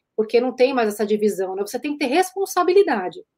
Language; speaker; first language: Portuguese; native; Portuguese